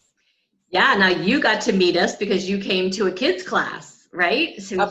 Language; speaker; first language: English; native; English